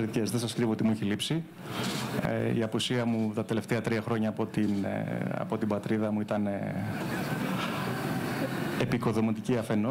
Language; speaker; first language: Greek; native; Greek